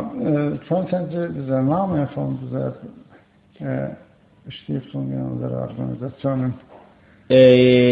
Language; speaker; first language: German; non-native, learner; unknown